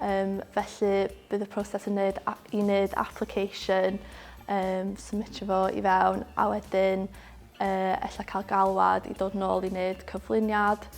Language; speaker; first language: Welsh; non-native, local second language; English